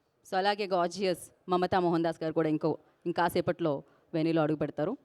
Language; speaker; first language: Telugu; native; Telugu